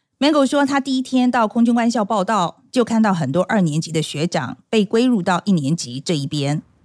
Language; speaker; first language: Chinese; native; Chinese